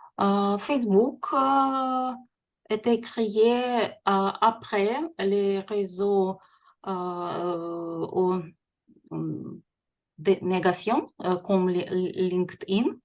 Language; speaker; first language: French; non-native, learner; Russian